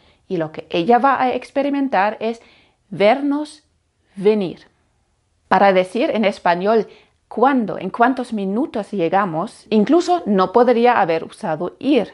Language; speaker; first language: Spanish; non-native, fluent; German